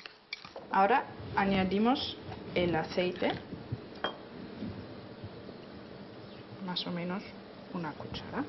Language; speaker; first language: Spanish; non-native, fluent; German